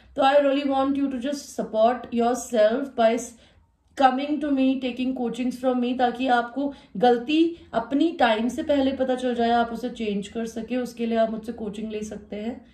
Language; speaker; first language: Hindi; native; Hindi